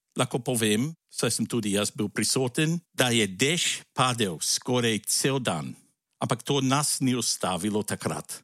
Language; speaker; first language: Slovenian; early bilingual, heritage; Slovenian